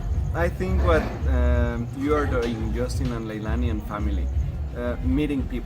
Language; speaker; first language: English; non-native, fluent; Spanish